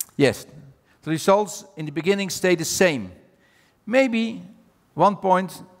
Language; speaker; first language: English; non-native, fluent; Dutch